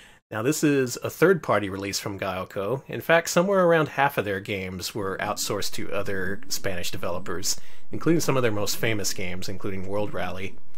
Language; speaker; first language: English; native; English